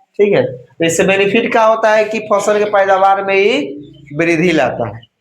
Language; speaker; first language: Hindi; native; Hindi